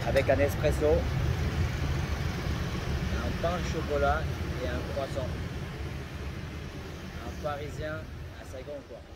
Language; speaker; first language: French; early bilingual, other home language; Vietnamese